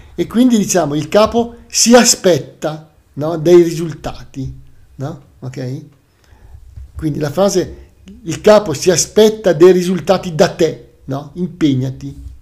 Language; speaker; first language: Italian; native; Italian